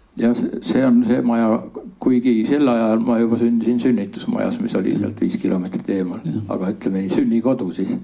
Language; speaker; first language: Estonian; native; Estonian